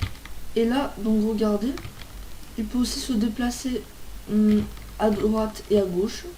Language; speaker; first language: French; native; French